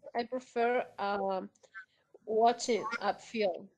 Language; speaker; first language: English; non-native, fluent; Spanish